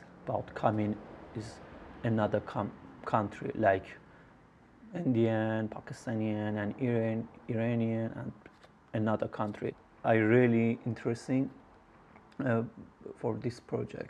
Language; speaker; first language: English; non-native, learner; Persian